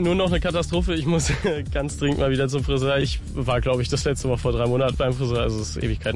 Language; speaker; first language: German; native; German